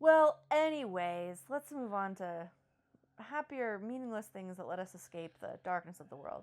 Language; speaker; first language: English; native; English